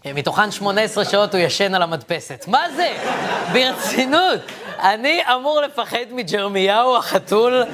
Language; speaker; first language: Hebrew; early bilingual, other home language; Arabic